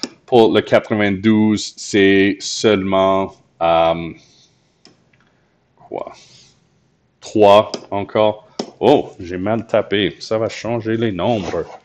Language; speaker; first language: French; non-native, fluent; English